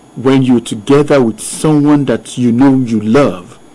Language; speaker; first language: English; non-native, local second language; Yoruba